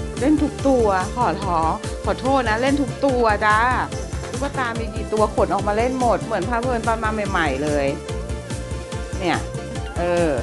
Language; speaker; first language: Thai; native; Thai